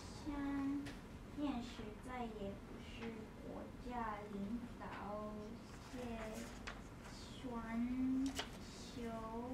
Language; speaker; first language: Chinese; non-native, learner; English